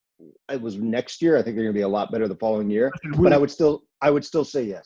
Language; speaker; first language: English; native; English